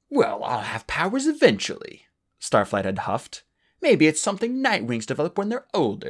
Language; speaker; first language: English; native; English